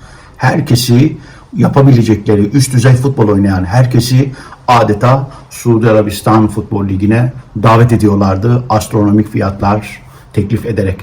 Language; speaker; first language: Turkish; native; Turkish